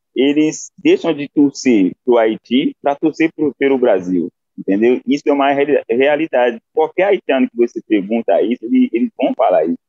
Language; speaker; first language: Portuguese; non-native, fluent; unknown